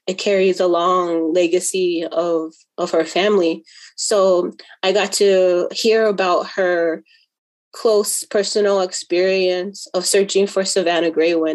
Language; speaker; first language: English; native; English